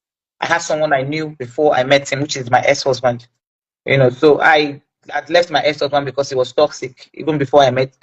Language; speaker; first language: English; non-native, local second language; Igbo